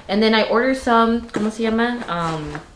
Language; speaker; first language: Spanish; early bilingual, heritage; English